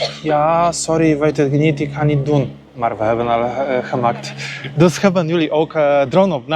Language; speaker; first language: Dutch; non-native, learner; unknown